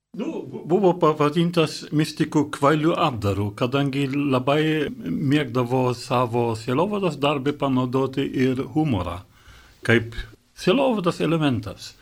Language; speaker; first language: Lithuanian; non-native, fluent; German